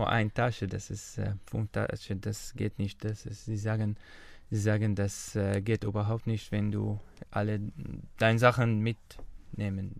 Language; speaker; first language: German; non-native, learner; Arabic